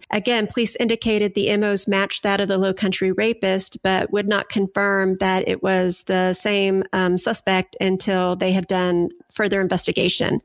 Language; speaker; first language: English; native; English